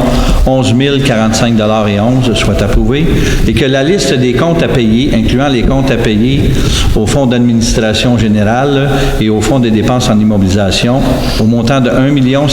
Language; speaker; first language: French; native; French